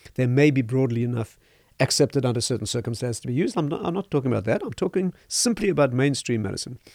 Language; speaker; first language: English; native; English